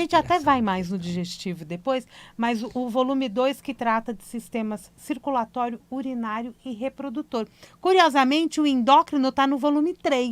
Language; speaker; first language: Portuguese; native; Portuguese